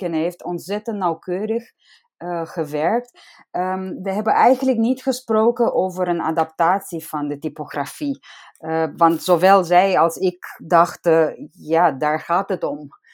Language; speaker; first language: Dutch; non-native, fluent; Romanian